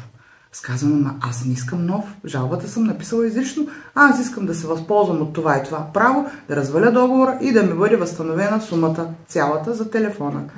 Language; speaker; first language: Bulgarian; native; Bulgarian